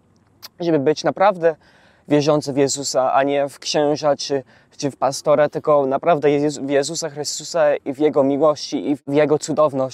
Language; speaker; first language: Polish; early bilingual, heritage; English